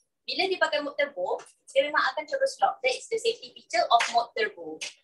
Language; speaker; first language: English; non-native, local second language; Malay